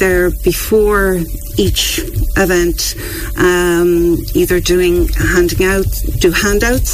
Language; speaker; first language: English; native; English